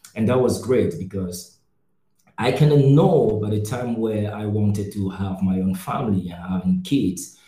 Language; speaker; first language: English; non-native, local second language; French